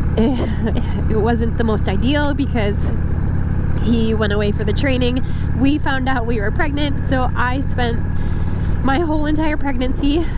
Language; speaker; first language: English; native; English